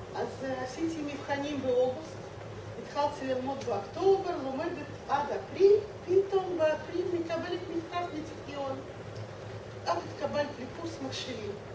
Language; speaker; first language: Hebrew; non-native, fluent; Russian